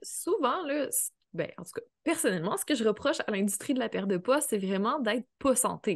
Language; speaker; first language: French; native; French